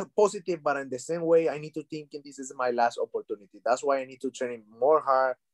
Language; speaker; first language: English; non-native, learner; Spanish